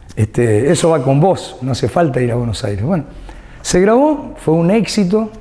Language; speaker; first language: Spanish; native; Spanish